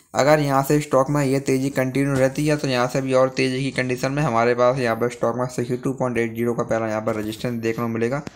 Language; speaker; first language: Hindi; native; Hindi